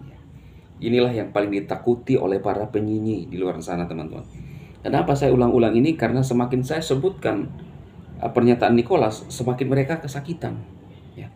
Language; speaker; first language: Indonesian; native; Indonesian